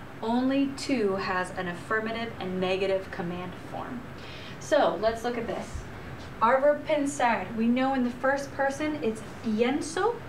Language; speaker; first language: English; native; English